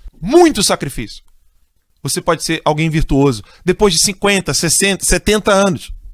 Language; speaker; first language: Portuguese; native; Portuguese